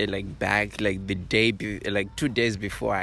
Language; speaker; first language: English; non-native, local second language; Kinyarwanda